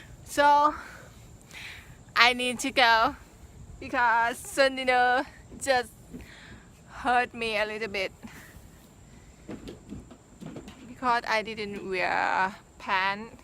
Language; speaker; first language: English; non-native, learner; Thai